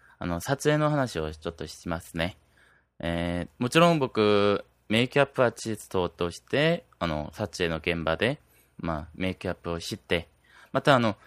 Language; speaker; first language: Japanese; non-native, fluent; Korean